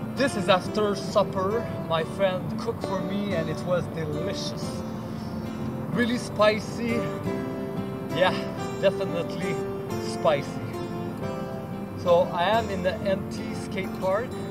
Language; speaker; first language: English; non-native, fluent; French